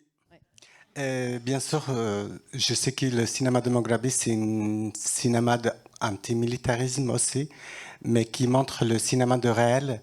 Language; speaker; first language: French; non-native, learner; Kurdish